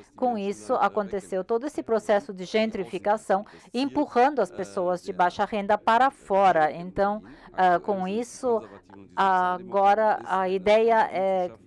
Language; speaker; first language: Portuguese; non-native, learner; German